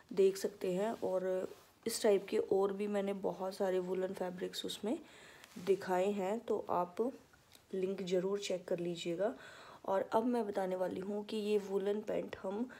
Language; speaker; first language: Hindi; native; Hindi